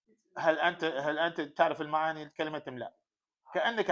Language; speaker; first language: Arabic; non-native, fluent; English